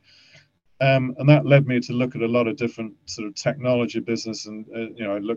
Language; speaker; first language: English; native; English